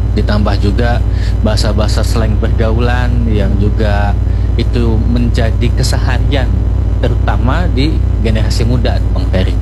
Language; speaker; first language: Indonesian; non-native, local second language; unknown